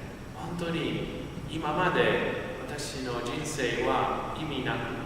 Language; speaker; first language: Japanese; non-native, fluent; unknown